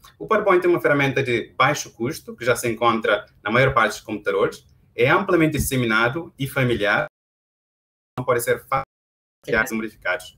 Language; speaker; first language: Portuguese; non-native, local second language; Kabuverdianu